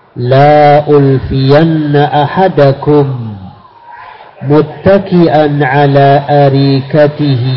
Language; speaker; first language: Arabic; non-native, fluent; Indonesian